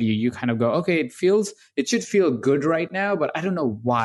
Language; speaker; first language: English; non-native, local second language; Hindi